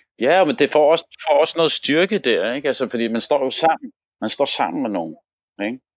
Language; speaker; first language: Danish; early bilingual, other home language; Arabic